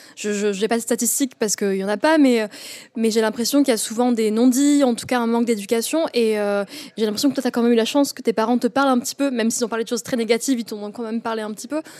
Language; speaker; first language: French; early bilingual, other home language; Arabic